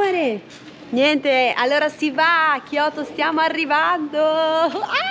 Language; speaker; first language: Italian; native; Italian